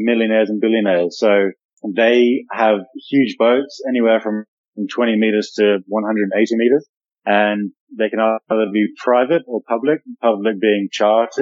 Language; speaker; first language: English; native; English